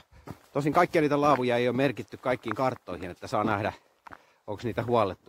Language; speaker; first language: Finnish; native; Finnish